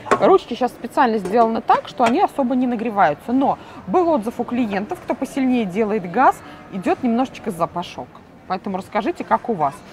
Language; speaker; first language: Russian; native; Russian